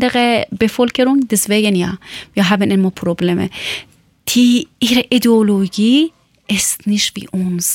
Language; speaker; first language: German; non-native, learner; Persian